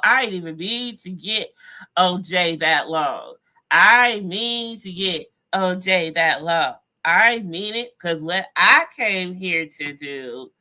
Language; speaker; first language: English; native; English